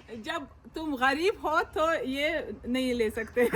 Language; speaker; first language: Hindi; non-native, fluent; Uzbek